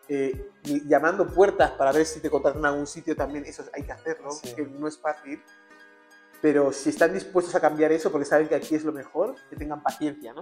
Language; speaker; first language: Spanish; native; Spanish